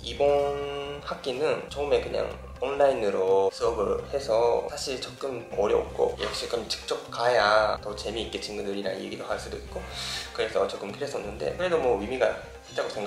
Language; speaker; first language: Korean; non-native, fluent; Japanese